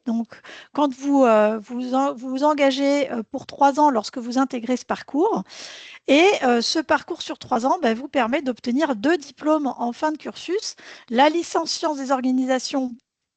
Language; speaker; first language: French; native; French